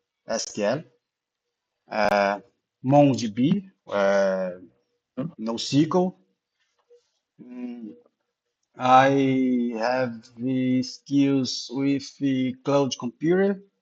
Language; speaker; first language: English; non-native, learner; Portuguese